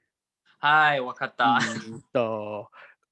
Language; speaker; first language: Japanese; non-native, learner; English